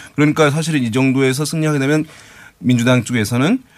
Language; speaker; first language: Korean; native; Korean